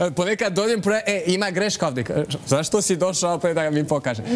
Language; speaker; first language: Serbian; non-native, learner; French